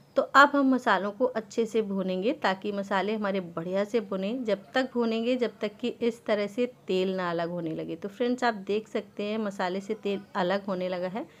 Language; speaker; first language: Hindi; native; Hindi